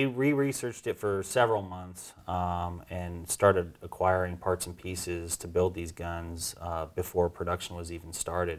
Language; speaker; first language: English; native; English